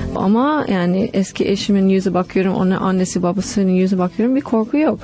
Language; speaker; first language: Turkish; non-native, fluent; English